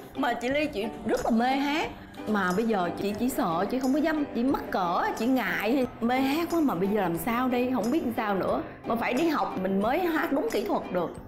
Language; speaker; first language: Vietnamese; native; Vietnamese